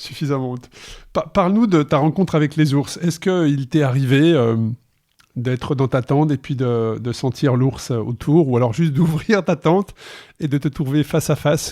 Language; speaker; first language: French; native; French